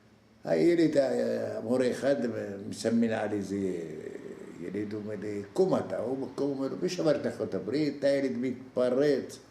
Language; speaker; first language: Hebrew; non-native, fluent; Arabic